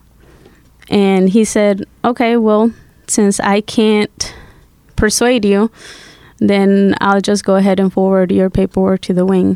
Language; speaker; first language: English; non-native, fluent; Spanish